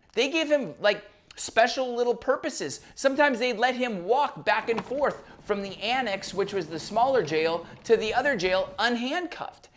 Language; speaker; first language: English; native; English